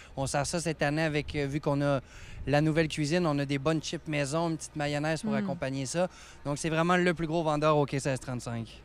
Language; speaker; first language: French; native; French